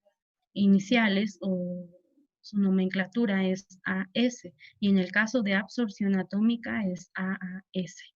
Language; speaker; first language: Spanish; native; Spanish